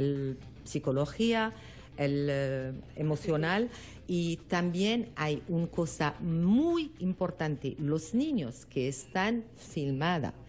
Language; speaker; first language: Spanish; non-native, learner; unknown